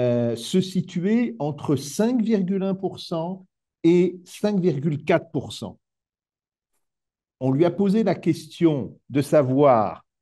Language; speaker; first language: French; native; French